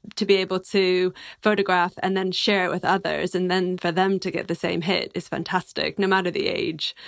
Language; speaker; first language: English; native; English